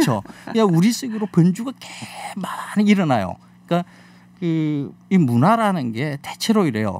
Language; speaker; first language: Korean; native; Korean